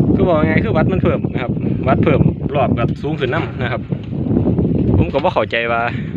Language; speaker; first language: Thai; native; Thai